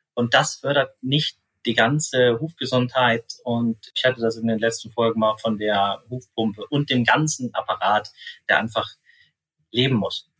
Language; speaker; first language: German; native; German